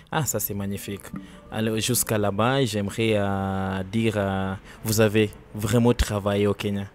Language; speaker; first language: French; non-native, learner; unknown